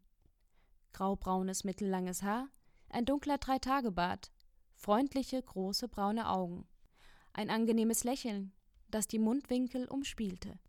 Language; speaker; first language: German; native; German